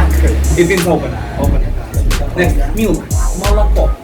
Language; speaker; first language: English; non-native, learner; Russian